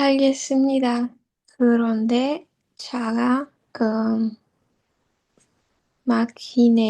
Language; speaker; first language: Korean; non-native, learner; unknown